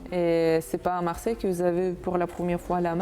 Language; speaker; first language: French; non-native, fluent; Uzbek